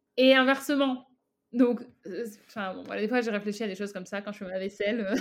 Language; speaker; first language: French; native; French